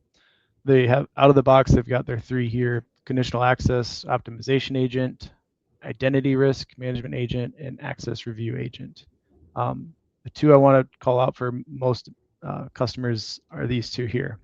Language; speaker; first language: English; native; English